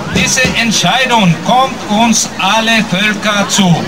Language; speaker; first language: German; non-native, learner; Spanish